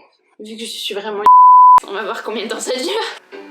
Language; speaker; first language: French; native; French